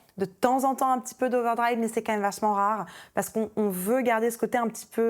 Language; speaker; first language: French; native; French